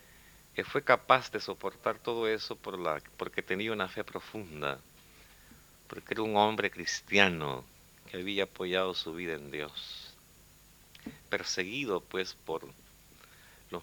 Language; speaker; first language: Spanish; native; Spanish